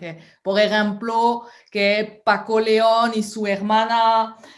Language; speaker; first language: Spanish; non-native, fluent; French